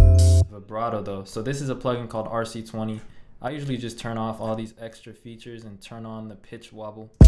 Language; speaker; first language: English; native; English